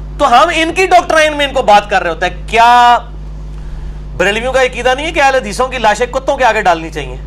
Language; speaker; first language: Urdu; non-native, local second language; Punjabi